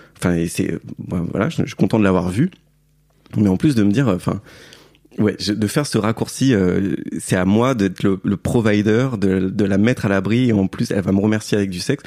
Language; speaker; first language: French; native; French